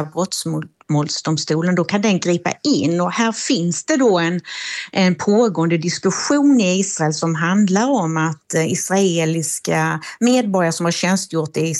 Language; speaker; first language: Swedish; native; Swedish